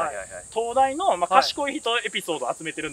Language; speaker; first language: Japanese; native; Japanese